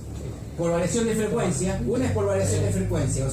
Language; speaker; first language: Spanish; native; Spanish